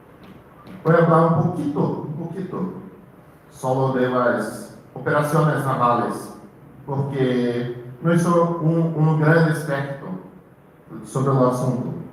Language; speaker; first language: Spanish; non-native, learner; Portuguese